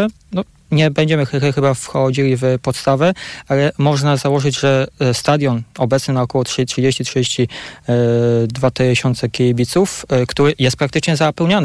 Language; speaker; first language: Polish; native; Polish